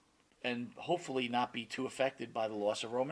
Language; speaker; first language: English; native; English